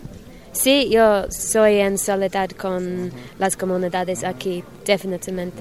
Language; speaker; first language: Spanish; non-native, learner; English